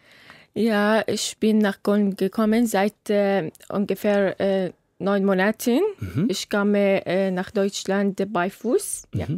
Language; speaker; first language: German; non-native, learner; Arabic